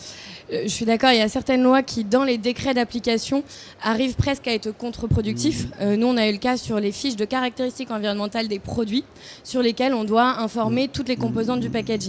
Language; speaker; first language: French; native; French